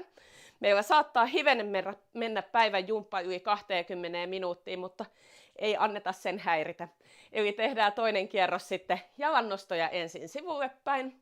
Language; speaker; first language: Finnish; native; Finnish